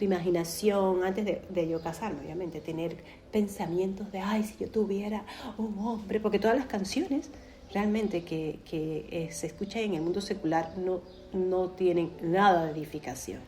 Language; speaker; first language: Spanish; native; Spanish